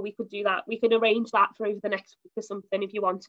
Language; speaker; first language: English; native; English